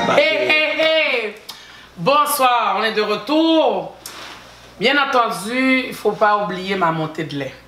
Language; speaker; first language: French; early bilingual, other home language; Haitian Creole